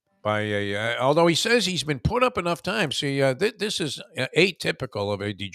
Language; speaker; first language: English; native; English